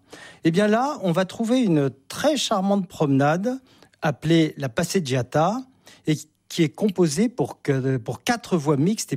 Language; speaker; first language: French; native; French